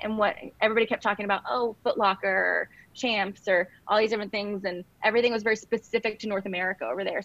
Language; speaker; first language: English; native; English